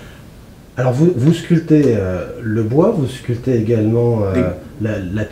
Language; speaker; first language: French; native; French